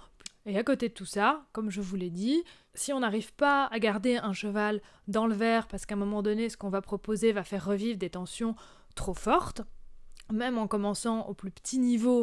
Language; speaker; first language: French; native; French